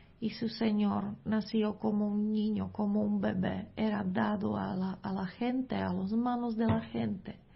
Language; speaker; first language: Spanish; non-native, fluent; Czech